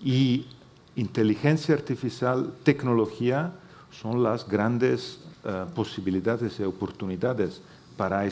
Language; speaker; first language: Spanish; non-native, fluent; Italian